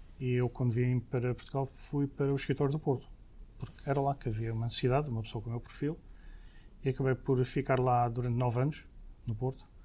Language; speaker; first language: Portuguese; early bilingual, heritage; Portuguese